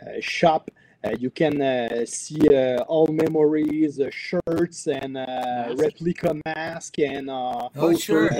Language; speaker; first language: English; non-native, learner; French